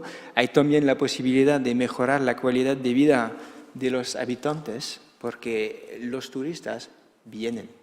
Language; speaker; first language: Spanish; non-native, fluent; Dutch